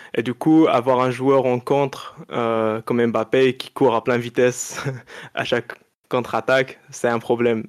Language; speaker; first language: French; non-native, local second language; Arabic